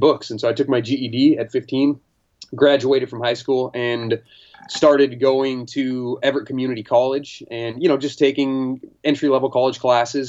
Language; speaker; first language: English; native; English